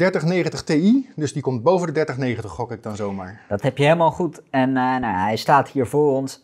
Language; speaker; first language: Dutch; native; Dutch